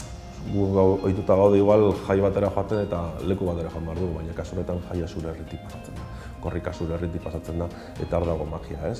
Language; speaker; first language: Basque; native; Basque